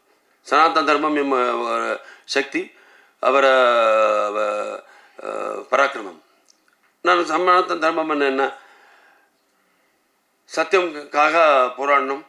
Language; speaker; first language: Tamil; non-native, local second language; Telugu